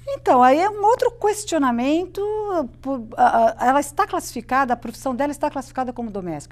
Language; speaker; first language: Portuguese; native; Portuguese